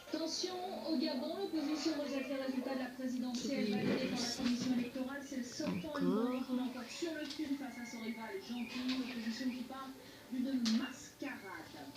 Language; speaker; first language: French; native; French